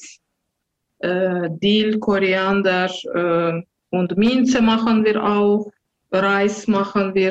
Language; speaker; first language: German; non-native, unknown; Azerbaijani